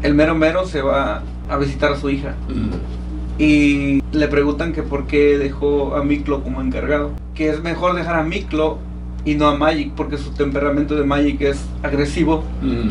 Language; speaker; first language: Spanish; native; Spanish